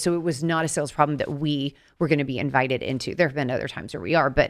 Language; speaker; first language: English; native; English